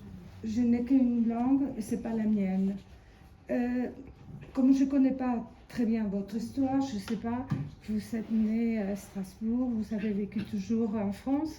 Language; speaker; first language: French; non-native, fluent; Spanish